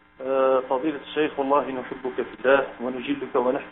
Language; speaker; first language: Arabic; native; Arabic